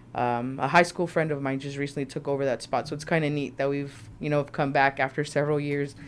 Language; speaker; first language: English; early bilingual, other home language; Spanish